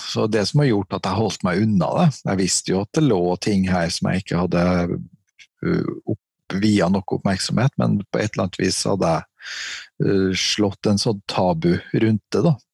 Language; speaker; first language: Norwegian; native; Norwegian